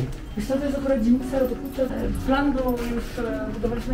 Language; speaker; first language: Polish; native; Polish